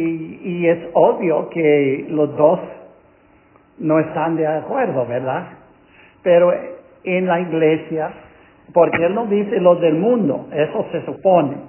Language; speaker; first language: Spanish; non-native, fluent; English